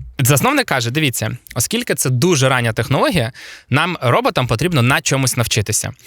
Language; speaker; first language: Ukrainian; non-native, local second language; Russian